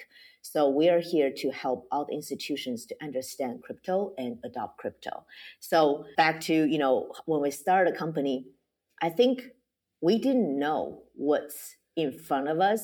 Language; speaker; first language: English; non-native, fluent; Chinese